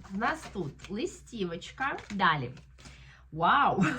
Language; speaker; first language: Ukrainian; native; Ukrainian